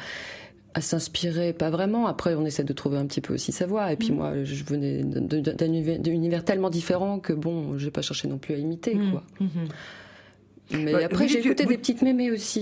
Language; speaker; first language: French; native; French